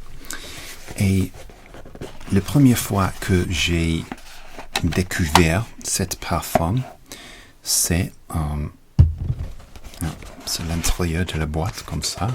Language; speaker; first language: French; non-native, learner; English